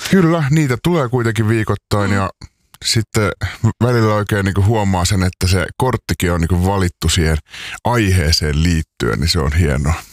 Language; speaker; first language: Finnish; native; Finnish